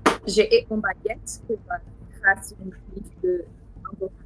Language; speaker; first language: French; non-native, learner; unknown